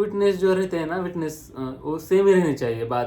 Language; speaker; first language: Hindi; non-native, local second language; Marathi